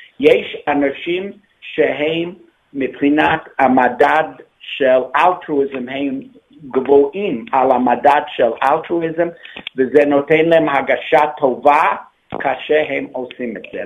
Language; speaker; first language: Hebrew; non-native, fluent; English